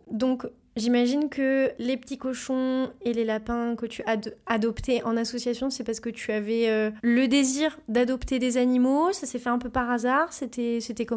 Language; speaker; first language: French; native; French